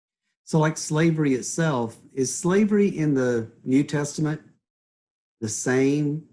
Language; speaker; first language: English; native; English